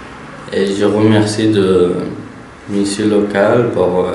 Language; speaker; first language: French; non-native, learner; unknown